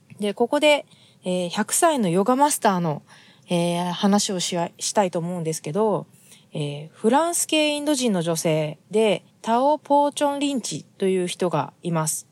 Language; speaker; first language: Japanese; native; Japanese